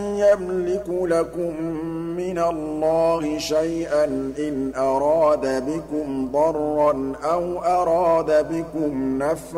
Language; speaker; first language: Arabic; native; Arabic